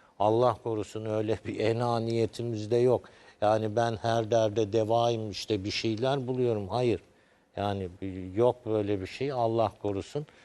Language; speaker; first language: Turkish; native; Turkish